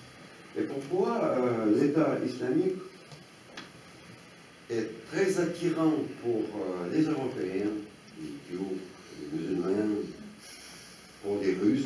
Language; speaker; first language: French; non-native, fluent; Russian